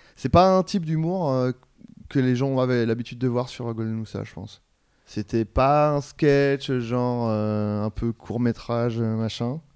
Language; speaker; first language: French; native; French